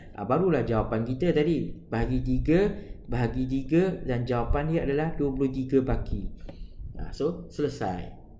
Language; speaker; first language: Malay; non-native, local second language; Chinese